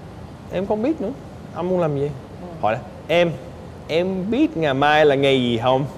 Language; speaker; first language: Vietnamese; non-native, fluent; English